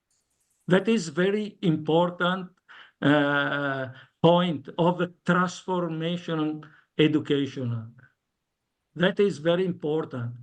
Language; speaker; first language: English; non-native, learner; Italian